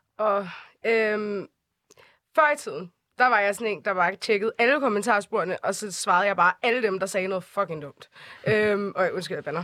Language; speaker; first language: Danish; early bilingual, other home language; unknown